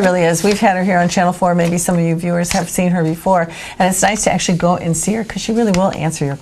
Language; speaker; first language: English; native; English